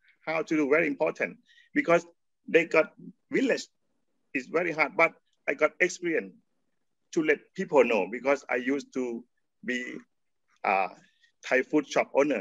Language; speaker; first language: English; non-native, learner; Thai